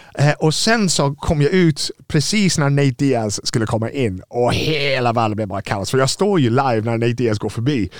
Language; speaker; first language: Swedish; non-native, fluent; English